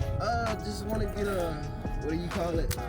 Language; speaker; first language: English; native; English